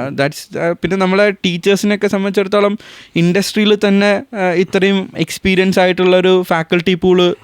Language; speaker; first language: Malayalam; native; Malayalam